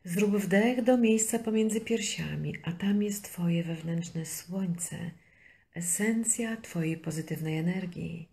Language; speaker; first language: Polish; native; Polish